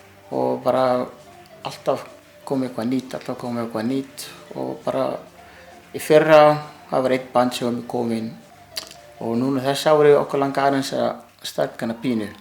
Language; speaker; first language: Icelandic; non-native, learner; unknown